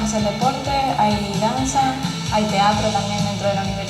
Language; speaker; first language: Spanish; native; Spanish